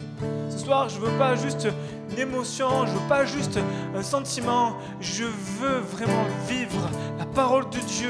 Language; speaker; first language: French; native; French